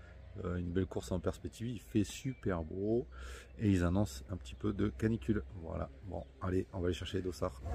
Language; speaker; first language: French; native; French